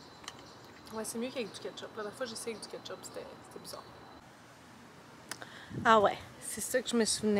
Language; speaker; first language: French; native; French